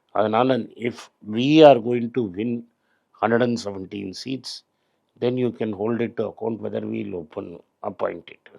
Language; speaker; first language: English; non-native, local second language; Tamil